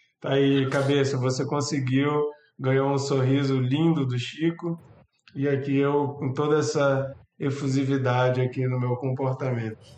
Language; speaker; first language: Portuguese; native; Portuguese